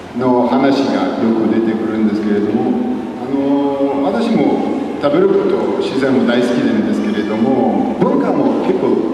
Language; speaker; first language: Japanese; non-native, fluent; French